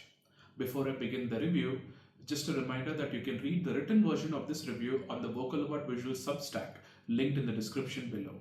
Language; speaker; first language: English; non-native, local second language; Tamil